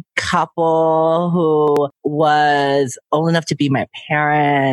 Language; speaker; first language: English; native; English